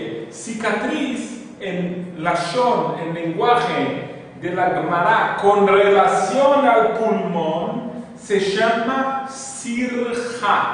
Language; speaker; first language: Spanish; non-native, fluent; Portuguese